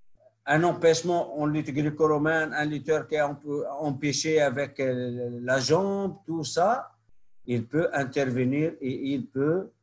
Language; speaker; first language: French; non-native, local second language; Arabic